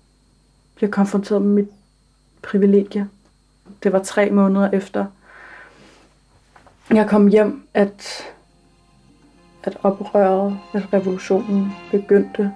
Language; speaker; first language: Danish; early bilingual, other home language; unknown